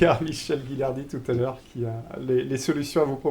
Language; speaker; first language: French; native; French